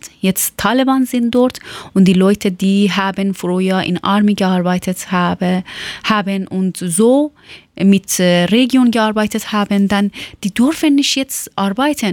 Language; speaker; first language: German; non-native, learner; Persian